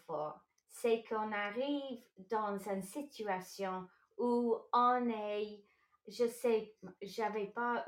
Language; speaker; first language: French; non-native, local second language; English